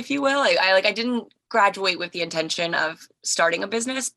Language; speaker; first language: English; native; English